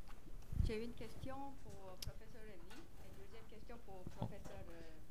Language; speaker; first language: French; non-native, learner; Korean